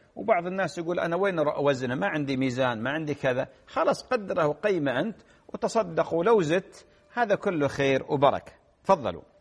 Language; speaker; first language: Arabic; native; Arabic